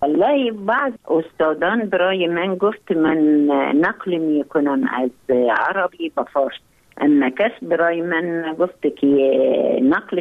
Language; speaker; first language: Persian; non-native, fluent; Arabic